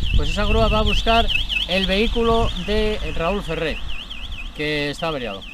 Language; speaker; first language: Spanish; native; Spanish